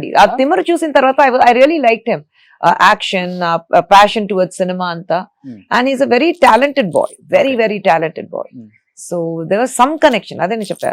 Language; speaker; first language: Telugu; non-native, fluent; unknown